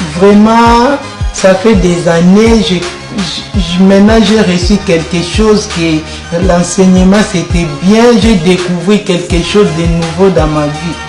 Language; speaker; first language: French; non-native, local second language; Lingala